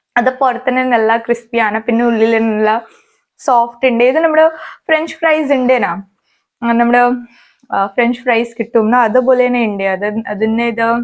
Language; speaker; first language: Malayalam; non-native, learner; Hindi